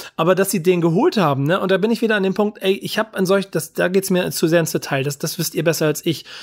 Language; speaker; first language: German; native; German